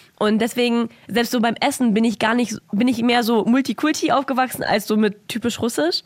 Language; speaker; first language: German; early bilingual, other home language; Russian